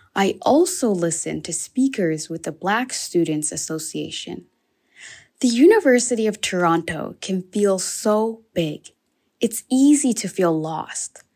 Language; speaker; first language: English; native; English